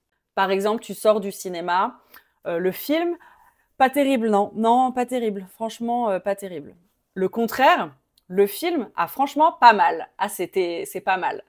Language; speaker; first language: French; native; French